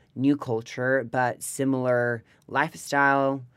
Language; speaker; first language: English; non-native, fluent; Spanish